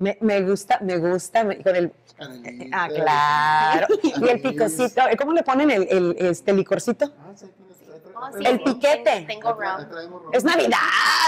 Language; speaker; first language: Spanish; native; Spanish